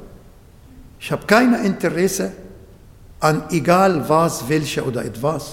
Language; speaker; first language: German; non-native, fluent; Arabic